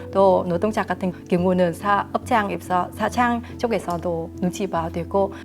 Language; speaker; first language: Korean; non-native, fluent; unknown